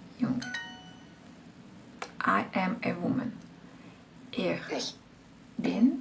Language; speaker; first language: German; non-native, learner; Ukrainian